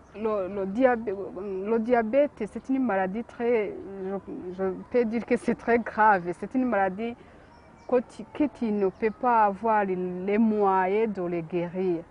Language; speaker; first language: French; non-native, local second language; Kinyarwanda